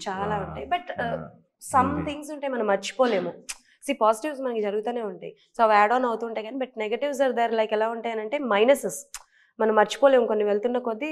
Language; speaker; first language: Telugu; native; Telugu